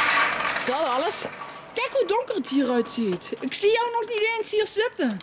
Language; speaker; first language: Dutch; native; Dutch